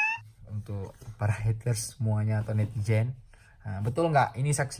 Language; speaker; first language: Indonesian; non-native, local second language; Achinese